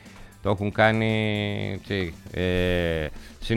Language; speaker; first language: Greek; native; Greek